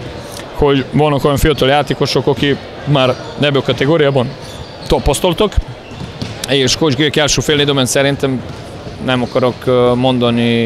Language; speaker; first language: Hungarian; non-native, fluent; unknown